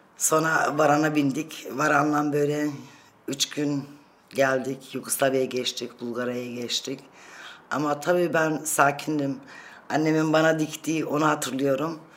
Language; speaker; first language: Turkish; early bilingual, other home language; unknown